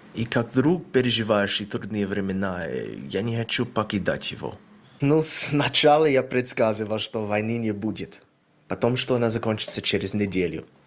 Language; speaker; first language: Russian; non-native, fluent; English